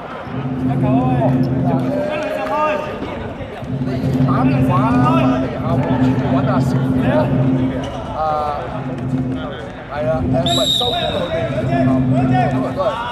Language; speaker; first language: Chinese; native; Chinese